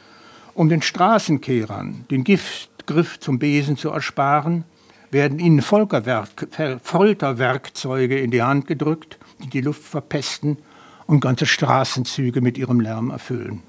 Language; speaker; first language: German; native; German